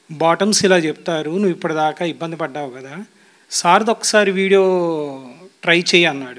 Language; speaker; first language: Telugu; native; Telugu